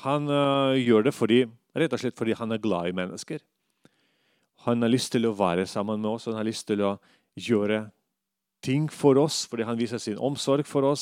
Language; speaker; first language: Norwegian; non-native, fluent; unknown